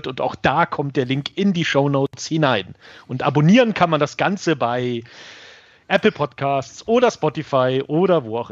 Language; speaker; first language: German; native; German